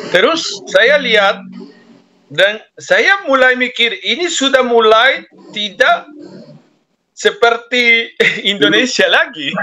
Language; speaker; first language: Indonesian; non-native, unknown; Spanish